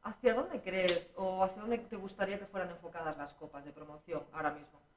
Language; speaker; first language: Spanish; native; Spanish